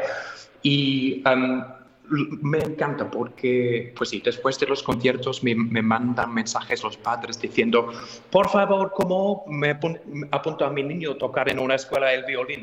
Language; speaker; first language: Spanish; non-native, fluent; English